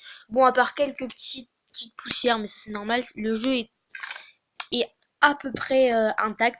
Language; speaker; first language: French; native; French